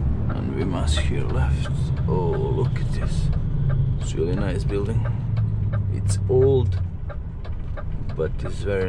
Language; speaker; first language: English; non-native, learner; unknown